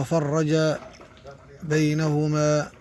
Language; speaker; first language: Arabic; non-native, local second language; Somali